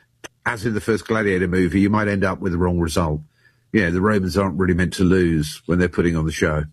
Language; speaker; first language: English; native; English